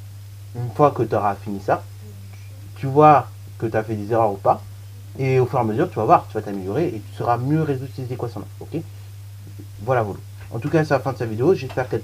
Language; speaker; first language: French; native; French